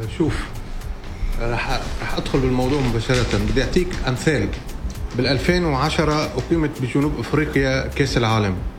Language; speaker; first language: Arabic; native; Arabic